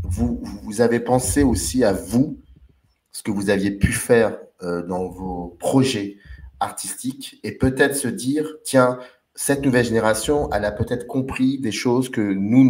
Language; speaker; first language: French; native; French